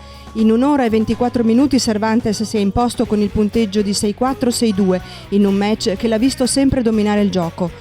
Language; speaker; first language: Italian; native; Italian